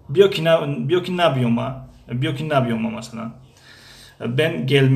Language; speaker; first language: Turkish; non-native, fluent; Tajik